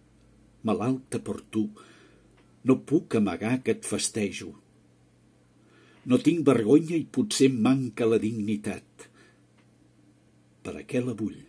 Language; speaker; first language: Catalan; native; Catalan